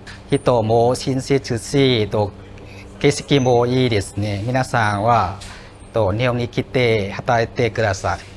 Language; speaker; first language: Japanese; non-native, learner; Vietnamese